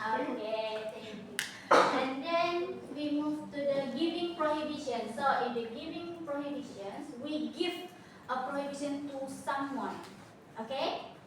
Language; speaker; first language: English; non-native, learner; Indonesian